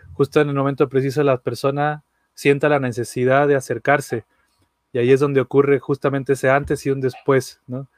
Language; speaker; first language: Spanish; native; Spanish